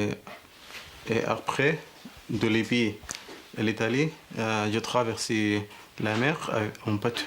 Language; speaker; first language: French; non-native, learner; Arabic